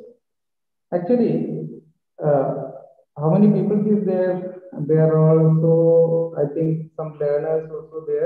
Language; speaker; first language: English; non-native, learner; Malayalam